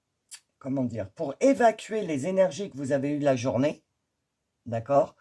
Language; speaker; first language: French; native; French